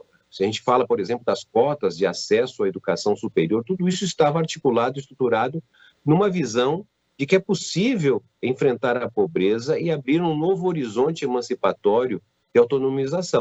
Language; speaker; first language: Portuguese; native; Portuguese